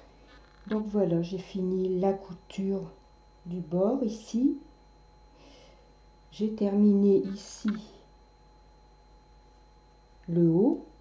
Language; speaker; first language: French; native; French